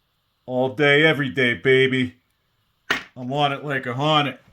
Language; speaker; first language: English; native; English